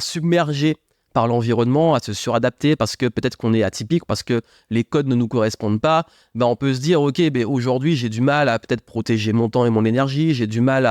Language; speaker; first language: French; native; French